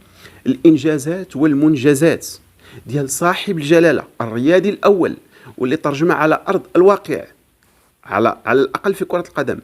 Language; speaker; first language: Arabic; native; Arabic